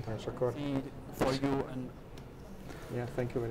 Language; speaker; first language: English; non-native, fluent; German